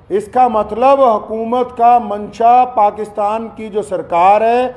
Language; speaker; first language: Hindi; native; Hindi